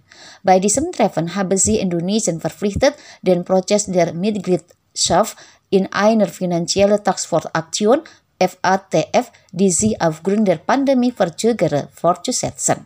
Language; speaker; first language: German; non-native, fluent; Indonesian